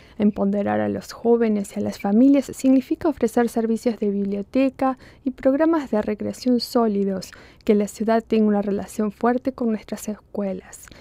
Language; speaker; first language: Spanish; early bilingual, heritage; Spanish